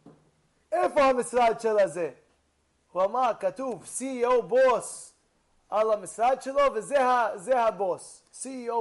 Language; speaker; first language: Hebrew; non-native, fluent; English